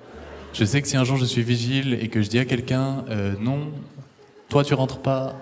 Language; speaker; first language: French; native; French